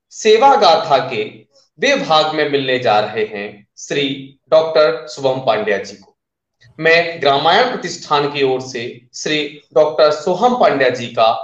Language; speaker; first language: Hindi; non-native, local second language; Marathi